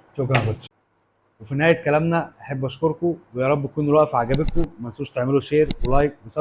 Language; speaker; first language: Arabic; native; Arabic